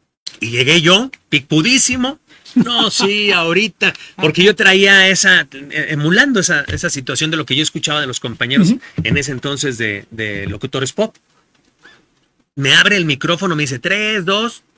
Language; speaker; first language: Spanish; native; Spanish